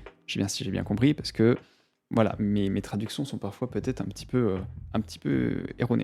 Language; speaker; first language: French; native; French